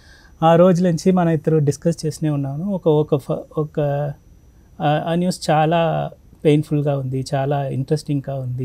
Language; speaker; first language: Telugu; non-native, learner; Tamil